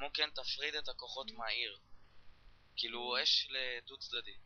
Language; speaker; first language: Hebrew; native; Hebrew